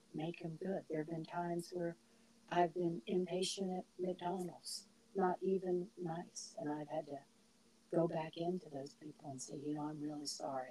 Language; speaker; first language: English; native; English